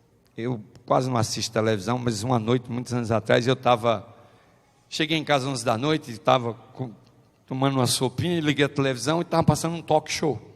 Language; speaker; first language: Portuguese; native; Portuguese